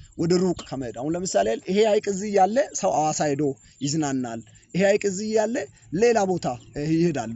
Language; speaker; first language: Amharic; non-native, local second language; Hadiyya